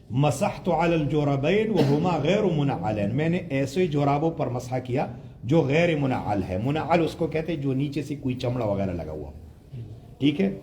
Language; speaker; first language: Urdu; non-native, local second language; Pashto